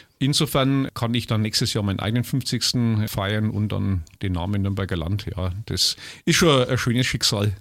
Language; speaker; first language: German; native; German